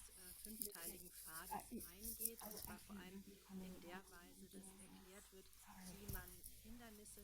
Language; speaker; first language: German; native; German